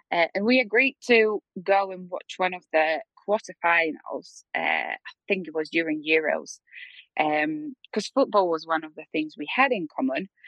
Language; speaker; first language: English; non-native, fluent; Polish